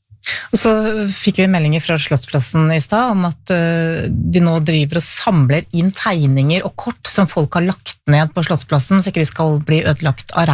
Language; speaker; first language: Norwegian; native; Norwegian